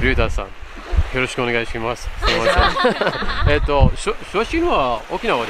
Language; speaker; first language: Japanese; non-native, learner; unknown